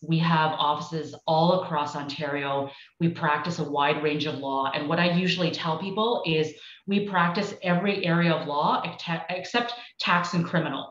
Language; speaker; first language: English; early bilingual, other home language; Chinese